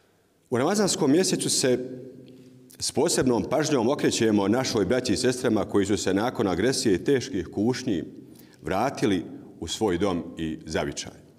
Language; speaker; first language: Bosnian; native; Bosnian